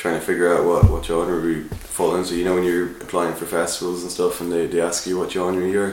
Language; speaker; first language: English; native; English